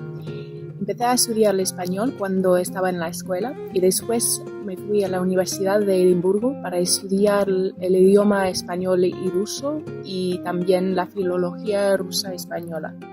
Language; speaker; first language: Spanish; non-native, fluent; English